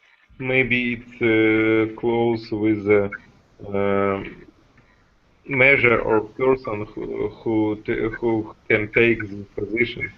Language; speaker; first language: English; non-native, learner; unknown